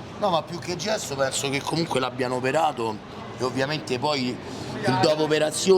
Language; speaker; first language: Italian; native; Italian